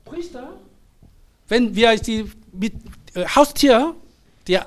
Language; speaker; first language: German; non-native, learner; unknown